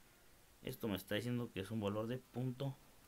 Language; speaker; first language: Spanish; native; Spanish